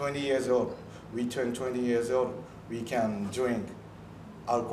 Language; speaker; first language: English; non-native, learner; Japanese